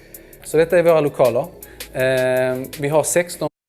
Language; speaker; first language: Swedish; native; Swedish